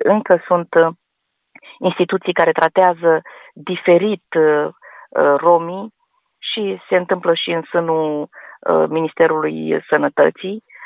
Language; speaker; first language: Romanian; non-native, local second language; Romany